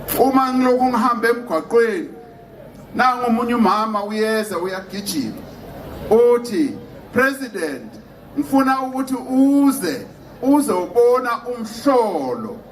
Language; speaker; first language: Zulu; non-native, local second language; Venda